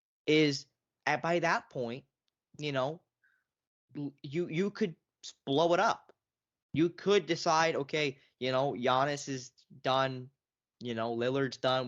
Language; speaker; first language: English; native; English